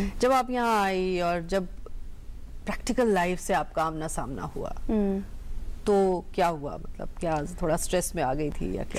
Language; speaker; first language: Hindi; native; Hindi